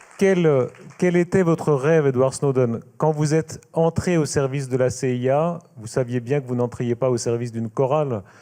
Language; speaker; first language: French; native; French